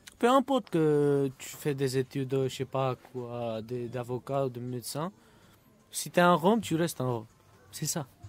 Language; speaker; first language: French; non-native, fluent; Romany